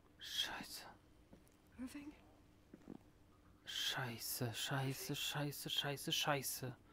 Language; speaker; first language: German; native; German